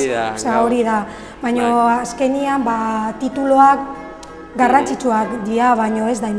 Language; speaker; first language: Basque; non-native, local second language; Spanish